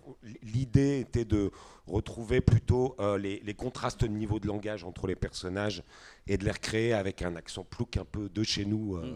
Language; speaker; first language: French; native; French